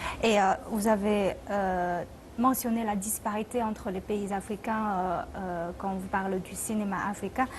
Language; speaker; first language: French; non-native, fluent; Chinese